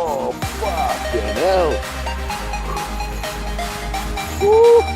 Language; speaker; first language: English; native; English